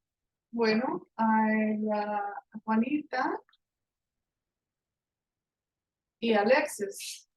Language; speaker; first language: Spanish; non-native, fluent; English